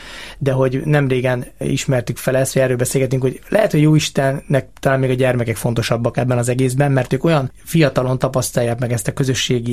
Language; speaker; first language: Hungarian; native; Hungarian